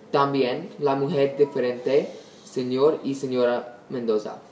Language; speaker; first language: Spanish; non-native, learner; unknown